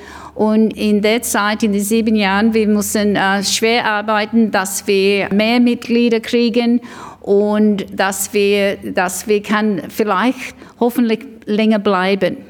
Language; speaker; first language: German; early bilingual, heritage; English